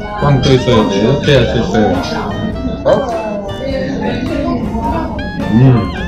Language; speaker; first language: Korean; non-native, learner; French